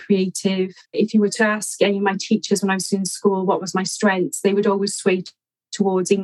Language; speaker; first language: English; native; English